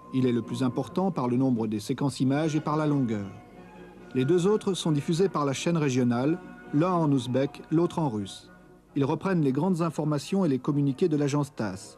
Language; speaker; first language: French; native; French